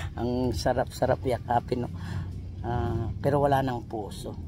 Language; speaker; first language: Filipino; non-native, local second language; Pangasinan